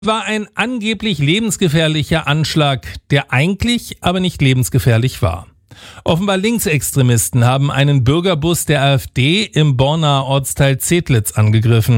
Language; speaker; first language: German; native; German